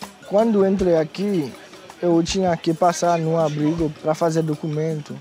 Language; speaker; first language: Portuguese; non-native, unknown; Haitian Creole